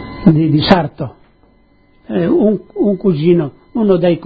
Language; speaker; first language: Italian; early bilingual, heritage; Italian